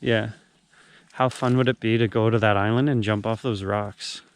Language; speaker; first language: English; native; English